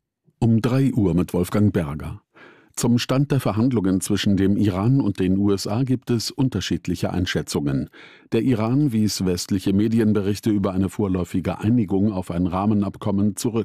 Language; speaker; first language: German; native; German